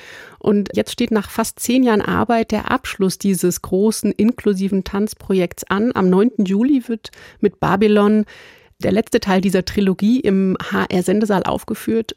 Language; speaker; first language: German; native; German